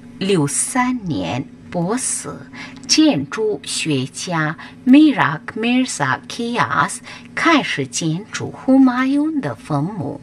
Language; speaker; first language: Chinese; non-native, fluent; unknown